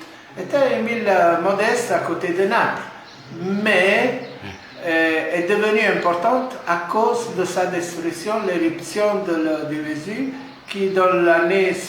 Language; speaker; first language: French; non-native, fluent; Italian